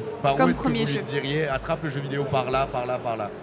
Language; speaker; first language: French; native; French